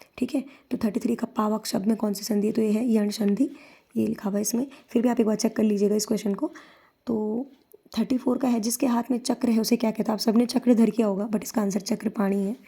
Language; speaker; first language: Hindi; native; Hindi